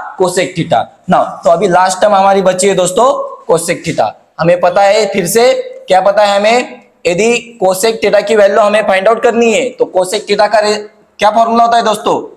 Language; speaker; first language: Hindi; non-native, local second language; Marathi